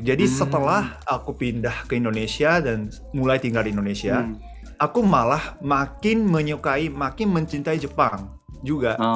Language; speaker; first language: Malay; non-native, fluent; Japanese